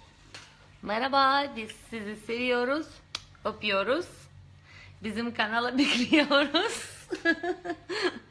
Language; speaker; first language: Turkish; non-native, learner; Russian